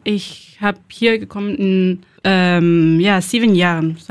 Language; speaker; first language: German; non-native, learner; Spanish